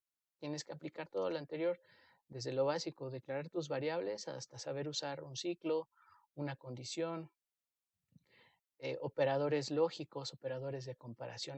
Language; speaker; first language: Spanish; native; Spanish